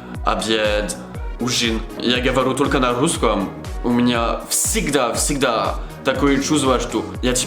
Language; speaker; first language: Russian; non-native, learner; French